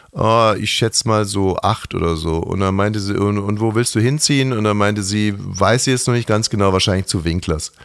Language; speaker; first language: German; native; German